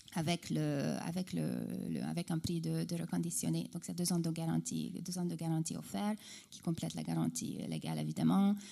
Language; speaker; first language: French; non-native, fluent; Hungarian